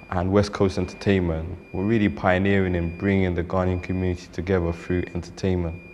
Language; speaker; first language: English; native; English